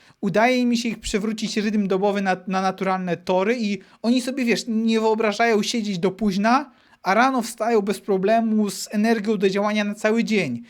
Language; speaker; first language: Polish; native; Polish